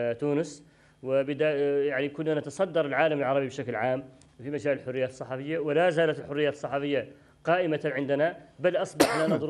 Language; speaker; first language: Arabic; native; Arabic